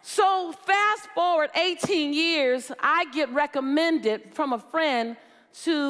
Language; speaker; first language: English; native; English